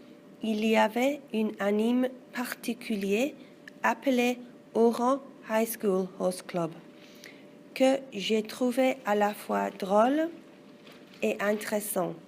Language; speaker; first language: French; non-native, learner; English